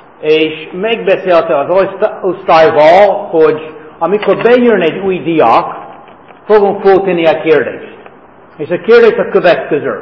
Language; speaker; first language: Hungarian; non-native, fluent; English